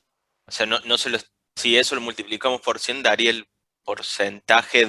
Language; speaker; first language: Spanish; native; Spanish